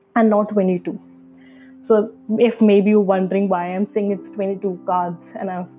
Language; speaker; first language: English; non-native, local second language; Hindi